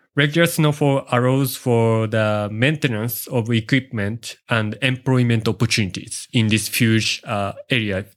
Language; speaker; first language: English; non-native, learner; Japanese